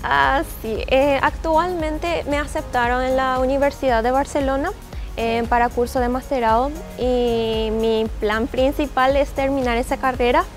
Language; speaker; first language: Spanish; non-native, fluent; Japanese